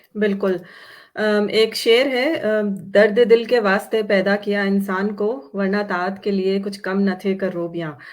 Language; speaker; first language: Urdu; native; Urdu